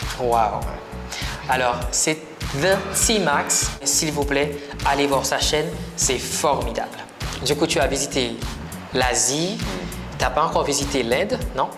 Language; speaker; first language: French; non-native, local second language; Haitian Creole